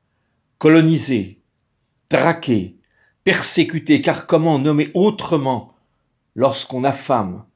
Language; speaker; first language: French; native; French